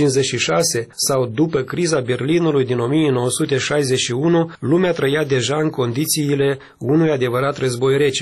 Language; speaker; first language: Romanian; native; Romanian